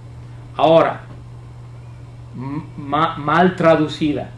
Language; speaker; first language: Spanish; non-native, fluent; English